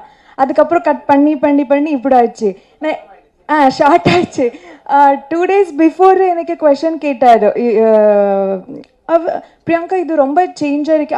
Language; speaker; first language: Tamil; non-native, learner; Kannada